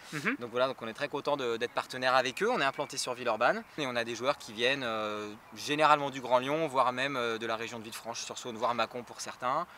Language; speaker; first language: French; native; French